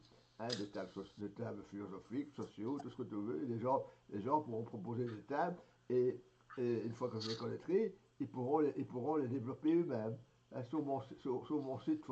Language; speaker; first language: French; native; French